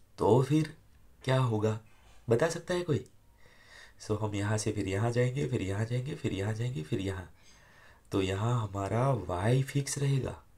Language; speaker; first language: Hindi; non-native, local second language; Gujarati